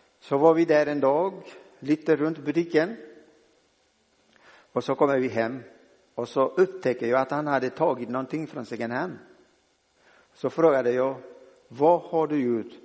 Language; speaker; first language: Swedish; non-native, fluent; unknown